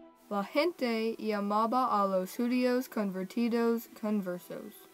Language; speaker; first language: Spanish; non-native, learner; English